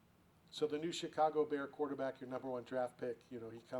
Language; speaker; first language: English; native; English